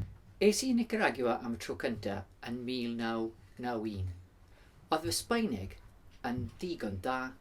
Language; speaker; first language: Welsh; non-native, local second language; English